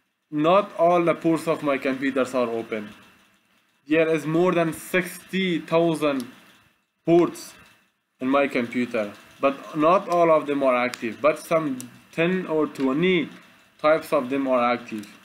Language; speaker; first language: English; non-native, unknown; Persian